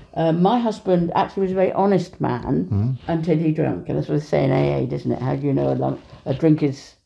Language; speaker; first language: English; native; English